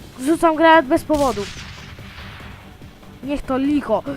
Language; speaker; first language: Polish; native; Polish